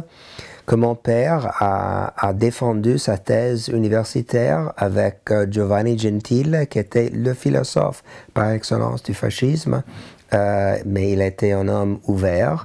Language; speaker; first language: French; non-native, learner; English